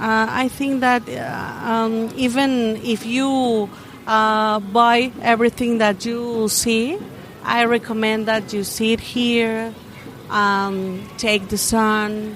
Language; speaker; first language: English; non-native, learner; Spanish